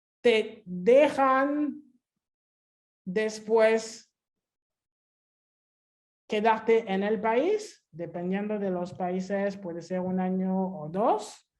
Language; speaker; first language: Spanish; non-native, fluent; French